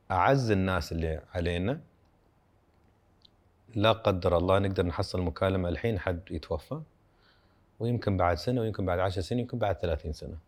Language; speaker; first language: Arabic; native; Arabic